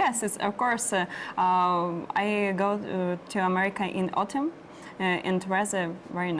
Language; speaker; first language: English; non-native, learner; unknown